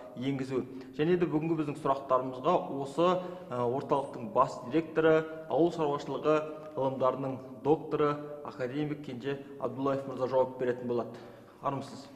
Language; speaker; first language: Kazakh; native; Kazakh